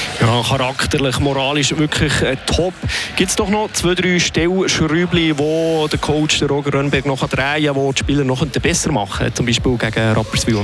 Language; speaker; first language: German; native; German